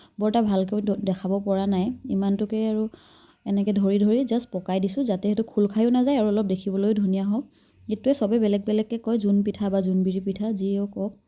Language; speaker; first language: Assamese; native; Assamese